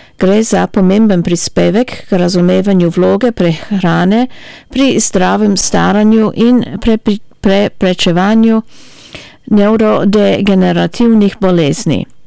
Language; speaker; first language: Slovenian; early bilingual, heritage; Slovenian